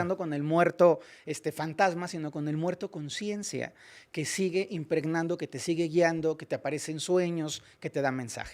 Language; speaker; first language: Spanish; native; Spanish